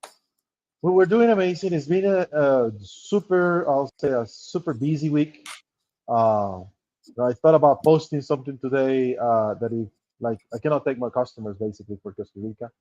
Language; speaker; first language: English; non-native, fluent; Spanish